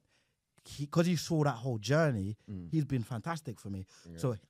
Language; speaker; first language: English; non-native, local second language; Yoruba